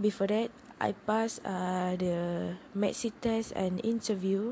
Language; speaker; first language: English; non-native, learner; Malay